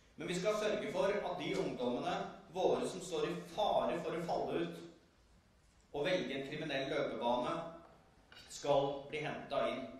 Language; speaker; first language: Norwegian; native; Norwegian